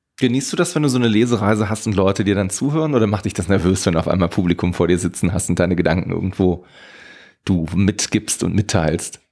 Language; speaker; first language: German; native; German